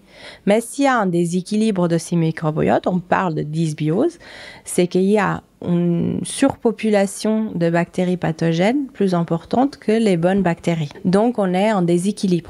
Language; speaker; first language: French; non-native, fluent; Portuguese